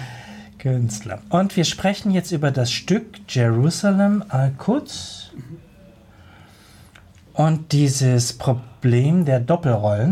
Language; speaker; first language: German; native; German